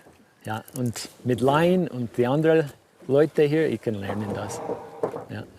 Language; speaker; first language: German; non-native, learner; English